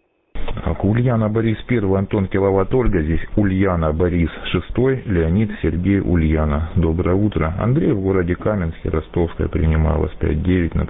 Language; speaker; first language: Russian; native; Russian